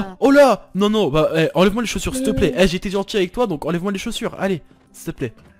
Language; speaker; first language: French; native; French